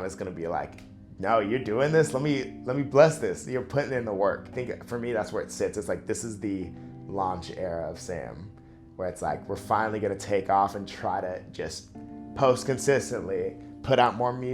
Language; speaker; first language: English; native; English